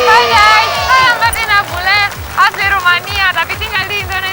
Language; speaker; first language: Indonesian; non-native, fluent; Romanian